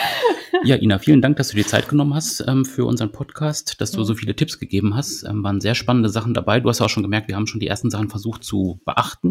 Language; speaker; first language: German; native; German